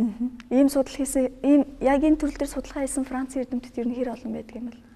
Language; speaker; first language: Mongolian; native; Mongolian